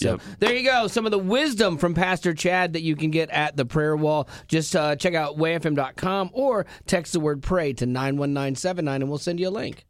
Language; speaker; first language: English; native; English